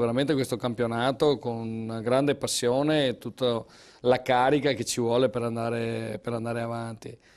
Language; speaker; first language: Italian; native; Italian